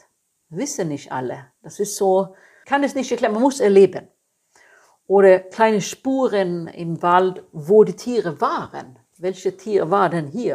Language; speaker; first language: German; non-native, fluent; Swedish